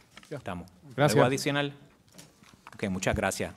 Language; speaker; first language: Spanish; native; Spanish